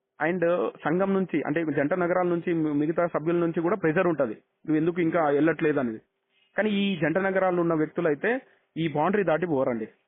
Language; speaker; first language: Telugu; non-native, local second language; Kannada